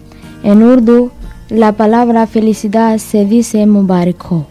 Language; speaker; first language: Spanish; non-native, learner; Urdu